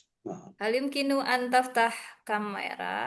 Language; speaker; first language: Arabic; non-native, learner; Indonesian